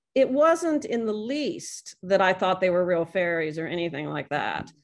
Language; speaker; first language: English; native; English